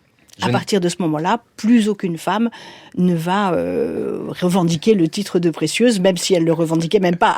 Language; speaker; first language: French; native; French